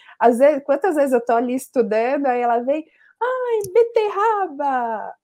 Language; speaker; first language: Portuguese; native; Portuguese